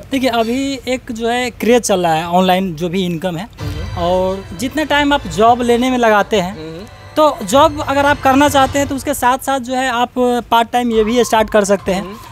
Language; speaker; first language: Hindi; native; Hindi